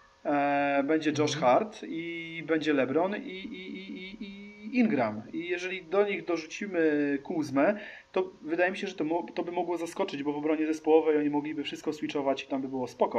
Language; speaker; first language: Polish; native; Polish